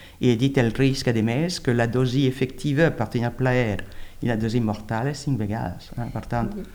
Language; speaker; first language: Catalan; non-native, fluent; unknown